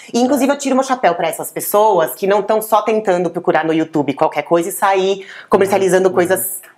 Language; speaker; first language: Portuguese; native; Portuguese